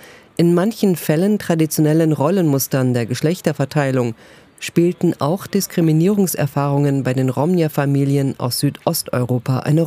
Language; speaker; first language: German; native; German